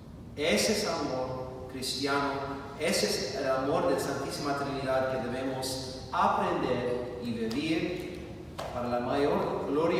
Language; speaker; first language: Spanish; non-native, fluent; English